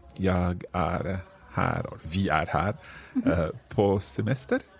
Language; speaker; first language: Swedish; non-native, learner; English